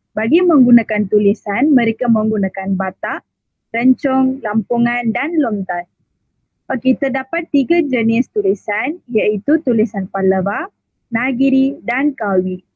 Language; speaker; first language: Malay; non-native, local second language; Iban